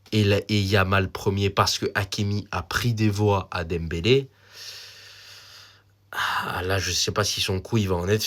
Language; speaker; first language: French; native; French